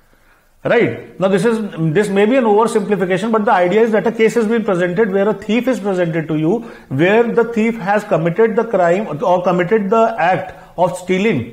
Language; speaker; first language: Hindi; native; Hindi